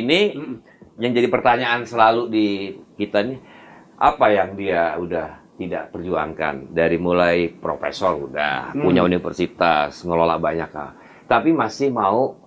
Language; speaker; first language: Indonesian; native; Indonesian